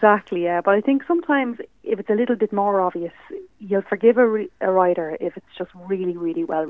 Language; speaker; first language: English; native; English